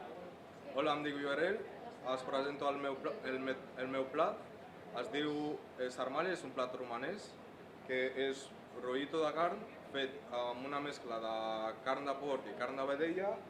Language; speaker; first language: Catalan; non-native, learner; Romanian